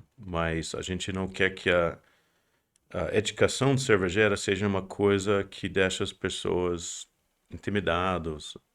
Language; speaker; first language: Portuguese; non-native, fluent; English